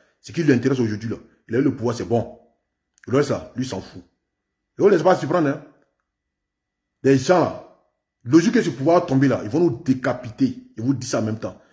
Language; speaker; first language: French; native; French